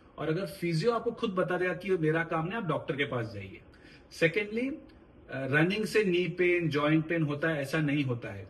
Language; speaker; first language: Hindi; non-native, local second language; Marathi